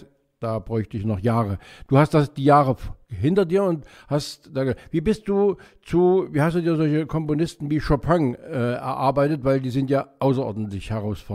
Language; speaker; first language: German; native; German